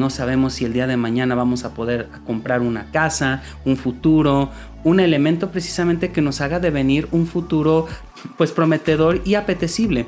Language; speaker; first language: Spanish; native; Spanish